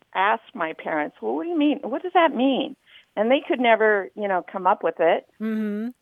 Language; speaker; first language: English; native; English